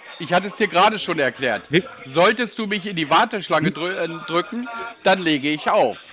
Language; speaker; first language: German; native; German